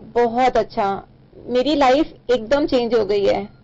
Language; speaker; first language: Hindi; native; Hindi